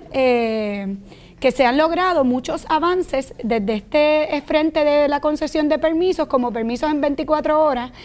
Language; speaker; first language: Spanish; native; Spanish